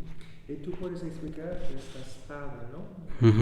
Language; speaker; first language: Spanish; non-native, fluent; German